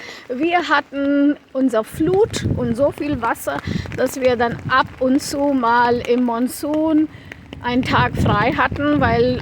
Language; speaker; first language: German; non-native, fluent; Konkani